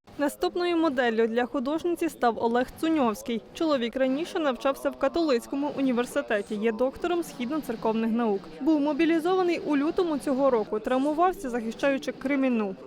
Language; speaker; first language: Ukrainian; native; Ukrainian